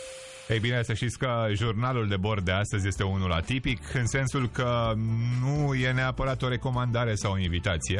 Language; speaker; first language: Romanian; native; Romanian